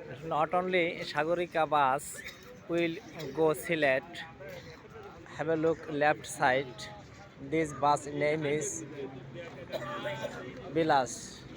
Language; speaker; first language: English; non-native, learner; Bangla